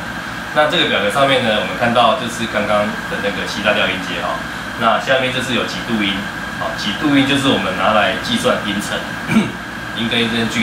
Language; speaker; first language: Chinese; native; Chinese